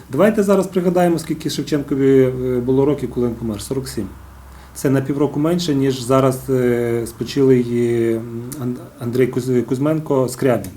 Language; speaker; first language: Ukrainian; native; Ukrainian